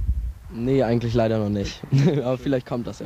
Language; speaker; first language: German; native; German